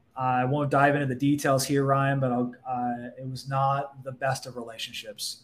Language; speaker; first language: English; native; English